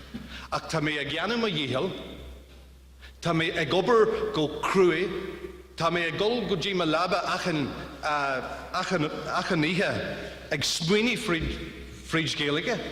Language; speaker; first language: Irish; non-native, learner; English